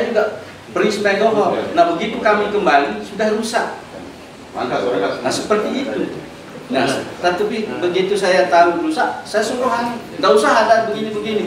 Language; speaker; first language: Indonesian; non-native, local second language; Sasak